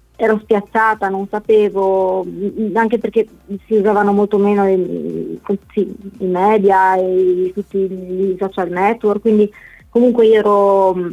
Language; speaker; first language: Italian; native; Italian